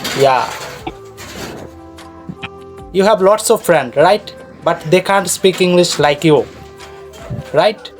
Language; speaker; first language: English; non-native, fluent; Bangla